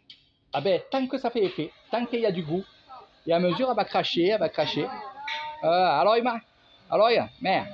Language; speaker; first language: French; native; French